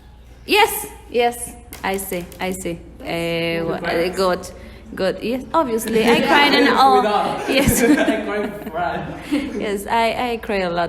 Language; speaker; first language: English; non-native, learner; Spanish